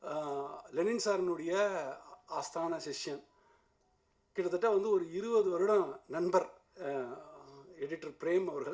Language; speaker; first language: Tamil; native; Tamil